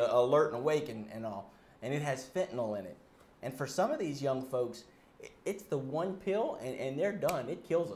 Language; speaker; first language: English; native; English